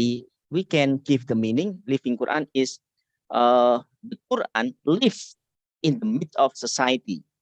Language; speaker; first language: English; non-native, learner; Indonesian